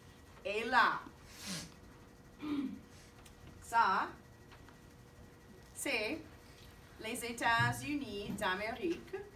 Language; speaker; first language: French; non-native, fluent; English